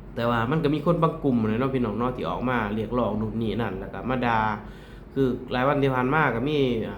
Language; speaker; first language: Thai; native; Thai